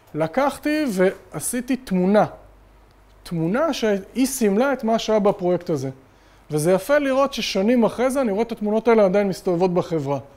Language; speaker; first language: Hebrew; native; Hebrew